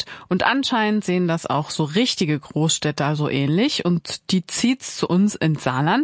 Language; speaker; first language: German; native; German